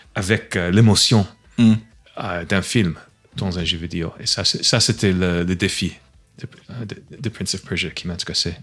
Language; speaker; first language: French; non-native, fluent; English